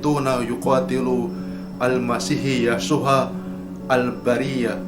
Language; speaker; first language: Arabic; non-native, learner; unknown